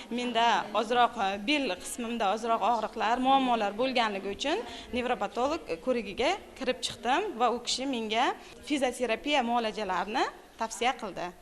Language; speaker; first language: Uzbek; non-native, local second language; Kara-Kalpak